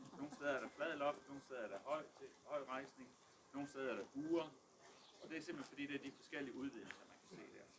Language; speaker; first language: Danish; early bilingual, other home language; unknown